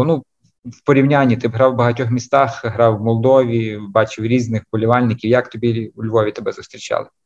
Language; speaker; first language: Ukrainian; native; Ukrainian